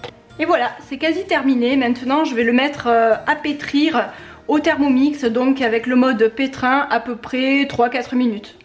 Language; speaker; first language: French; native; French